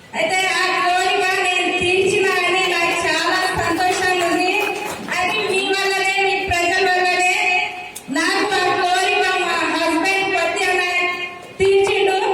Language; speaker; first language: Telugu; non-native, local second language; Hindi